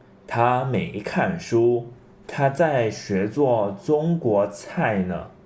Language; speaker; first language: Chinese; non-native, fluent; English